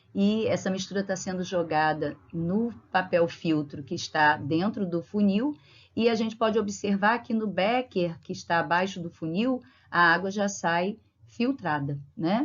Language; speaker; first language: Portuguese; native; Portuguese